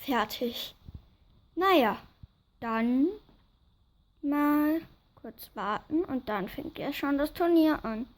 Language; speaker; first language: German; native; German